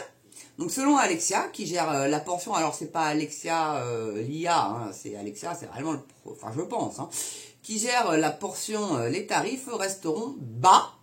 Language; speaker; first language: French; native; French